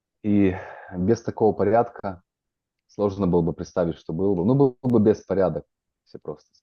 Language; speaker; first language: Russian; native; Russian